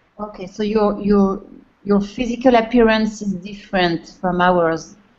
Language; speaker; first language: English; non-native, fluent; French